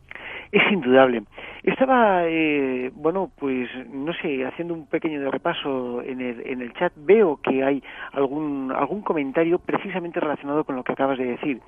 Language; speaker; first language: Spanish; native; Spanish